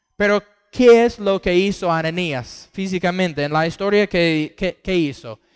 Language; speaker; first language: Spanish; non-native, fluent; English